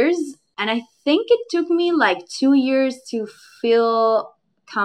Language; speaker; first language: English; non-native, fluent; Spanish